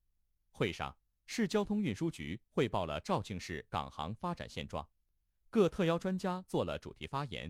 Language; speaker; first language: Chinese; native; Chinese